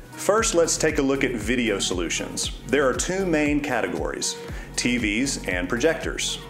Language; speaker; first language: English; native; English